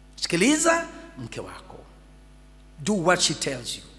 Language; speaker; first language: English; non-native, local second language; Swahili